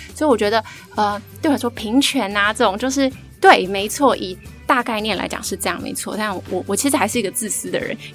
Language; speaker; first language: Chinese; native; Chinese